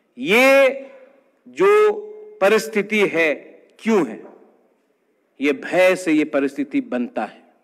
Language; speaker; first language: Hindi; non-native, local second language; Kok Borok